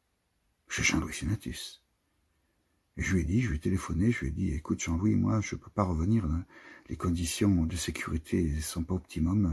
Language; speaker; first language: French; native; French